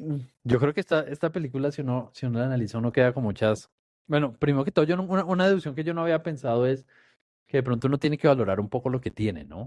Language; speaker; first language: Spanish; native; Spanish